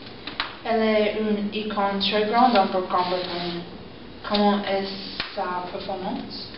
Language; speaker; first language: French; non-native, learner; English